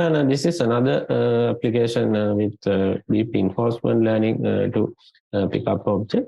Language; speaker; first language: English; non-native, local second language; Sinhala